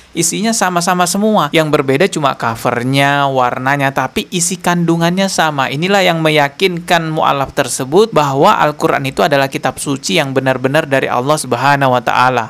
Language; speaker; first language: Indonesian; native; Indonesian